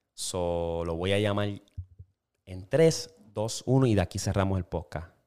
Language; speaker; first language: Spanish; native; Spanish